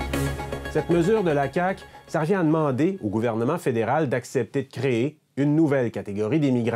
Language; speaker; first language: French; native; French